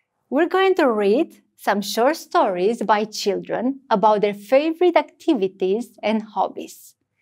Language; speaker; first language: English; non-native, fluent; Romanian